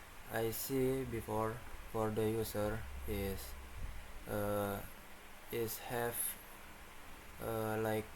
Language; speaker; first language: English; non-native, learner; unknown